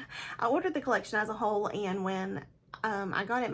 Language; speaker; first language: English; native; English